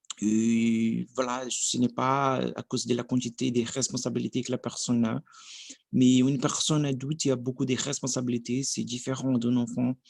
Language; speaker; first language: French; non-native, learner; Portuguese